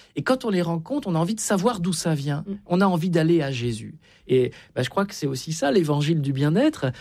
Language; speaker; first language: French; native; French